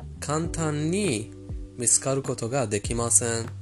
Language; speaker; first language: Japanese; non-native, fluent; Persian